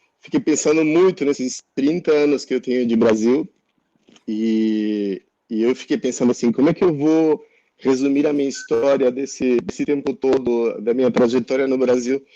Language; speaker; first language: Portuguese; non-native, fluent; Spanish